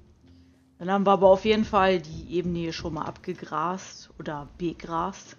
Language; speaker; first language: German; native; German